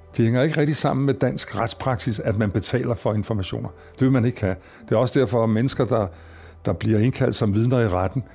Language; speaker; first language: Danish; native; Danish